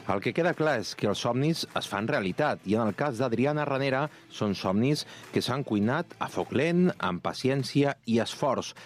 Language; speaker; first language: Catalan; native; Catalan